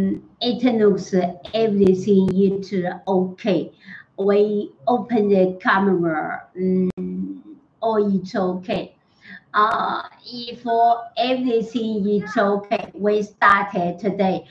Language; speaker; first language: English; non-native, learner; Chinese